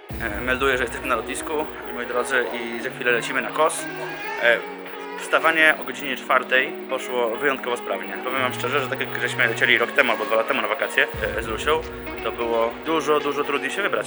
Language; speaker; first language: Polish; native; Polish